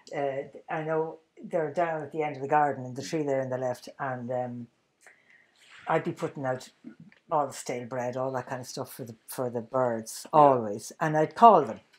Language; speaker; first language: English; native; English